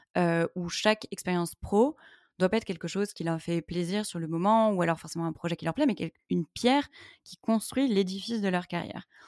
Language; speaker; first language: French; native; French